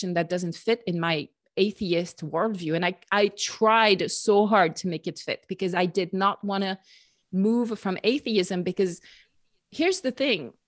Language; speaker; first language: English; non-native, fluent; French